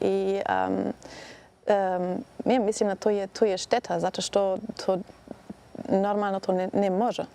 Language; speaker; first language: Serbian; non-native, learner; German